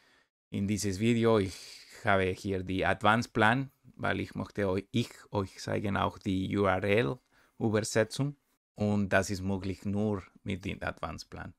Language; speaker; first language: German; non-native, learner; Spanish